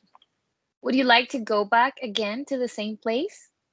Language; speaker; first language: English; non-native, learner; Spanish